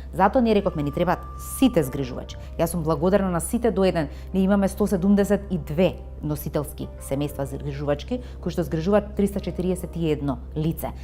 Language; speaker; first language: Macedonian; native; Macedonian